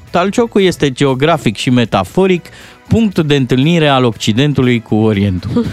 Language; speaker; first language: Romanian; native; Romanian